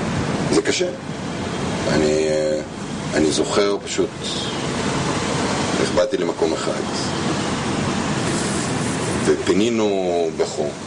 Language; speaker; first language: Hebrew; non-native, fluent; Russian